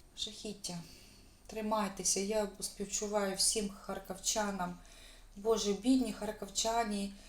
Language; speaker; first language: Ukrainian; native; Ukrainian